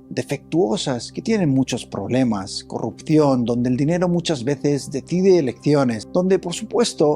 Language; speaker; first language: Spanish; native; Spanish